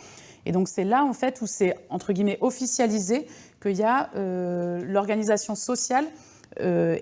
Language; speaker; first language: French; native; French